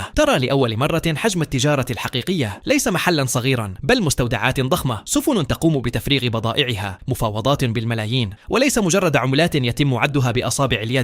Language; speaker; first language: Arabic; native; Arabic